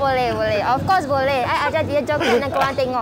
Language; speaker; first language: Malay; non-native, local second language; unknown